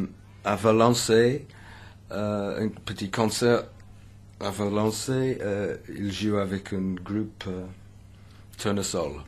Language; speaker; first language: French; non-native, learner; English